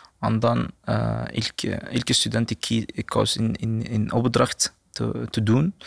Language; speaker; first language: Dutch; non-native, learner; Arabic